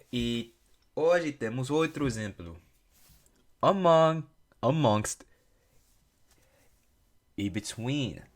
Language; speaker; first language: Portuguese; non-native, fluent; English